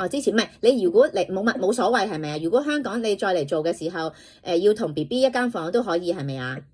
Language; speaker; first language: Cantonese; native; Cantonese